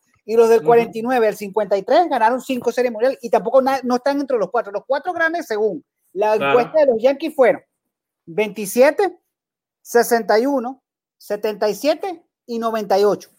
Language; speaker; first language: Spanish; native; Spanish